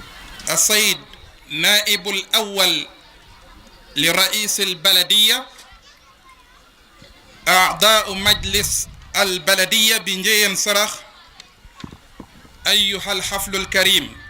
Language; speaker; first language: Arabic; non-native, fluent; Wolof